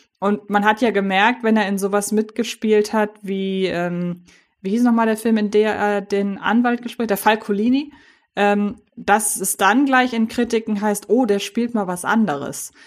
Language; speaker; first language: German; native; German